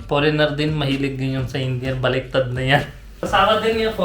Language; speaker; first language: Filipino; non-native, learner; Punjabi